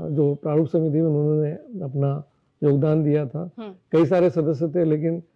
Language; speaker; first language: Hindi; native; Hindi